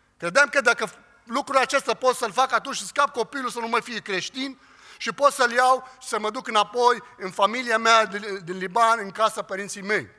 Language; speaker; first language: Romanian; non-native, fluent; Arabic